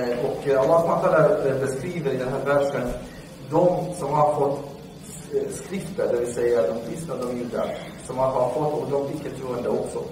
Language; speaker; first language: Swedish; non-native, fluent; Arabic